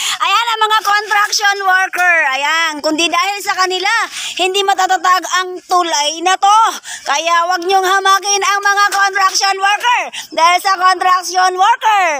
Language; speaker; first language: Filipino; non-native, local second language; Bikol